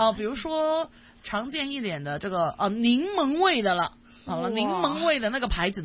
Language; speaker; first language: Chinese; non-native, local second language; Cantonese